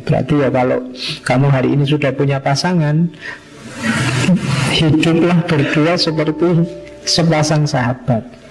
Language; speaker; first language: Indonesian; non-native, local second language; Javanese